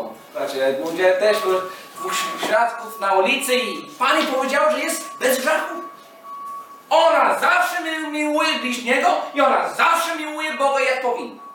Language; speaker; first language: Polish; non-native, fluent; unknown